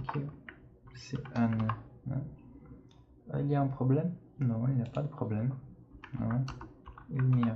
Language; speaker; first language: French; non-native, fluent; Portuguese